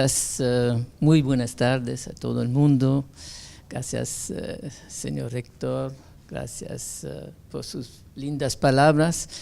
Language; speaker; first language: Spanish; non-native, fluent; French